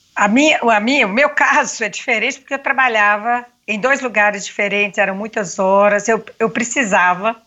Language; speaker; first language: Portuguese; native; Portuguese